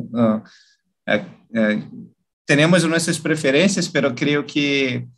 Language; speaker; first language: Spanish; non-native, learner; Portuguese